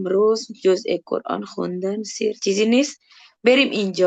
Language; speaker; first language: Persian; non-native, fluent; Indonesian